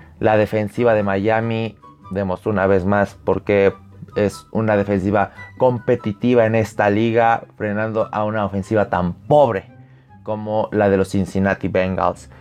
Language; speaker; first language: Spanish; native; Spanish